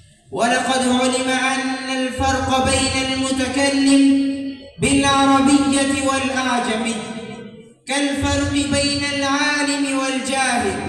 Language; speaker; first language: Arabic; non-native, learner; Urdu